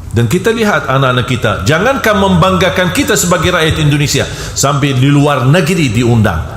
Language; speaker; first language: Malay; non-native, fluent; Arabic